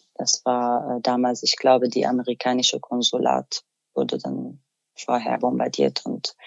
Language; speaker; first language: German; non-native, fluent; Arabic